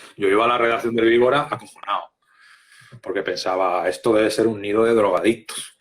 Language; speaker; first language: Spanish; native; Spanish